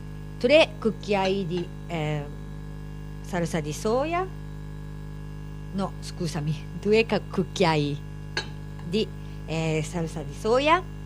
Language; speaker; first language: Italian; non-native, learner; Japanese